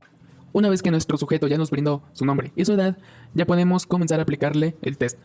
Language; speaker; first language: Spanish; native; Spanish